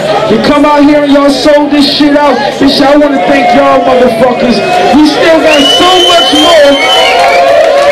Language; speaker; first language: English; native; English